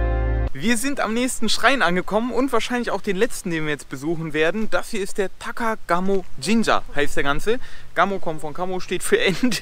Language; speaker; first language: German; native; German